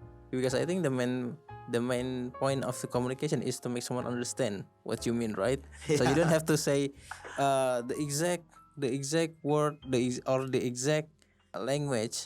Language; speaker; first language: English; non-native, learner; Indonesian